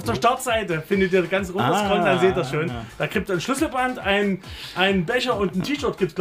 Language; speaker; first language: German; native; German